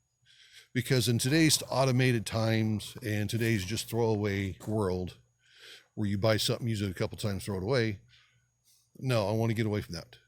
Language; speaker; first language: English; native; English